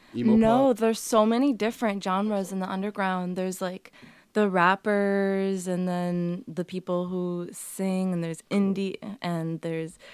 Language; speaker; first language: English; early bilingual, other home language; Portuguese